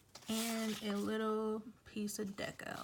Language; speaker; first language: English; native; English